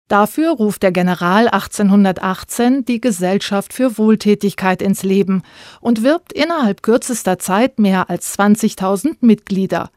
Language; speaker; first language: German; native; German